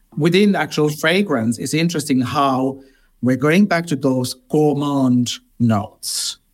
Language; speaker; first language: English; non-native, fluent; Finnish